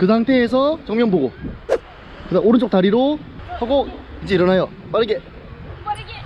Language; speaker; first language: Korean; native; Korean